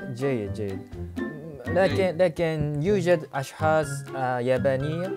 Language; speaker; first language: Arabic; non-native, learner; Japanese